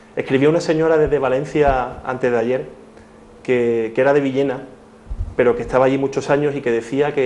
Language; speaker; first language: Spanish; native; Spanish